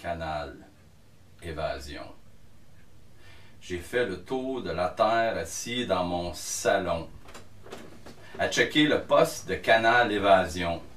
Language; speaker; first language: French; native; French